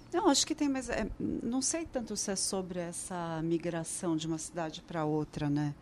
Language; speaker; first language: Portuguese; native; Portuguese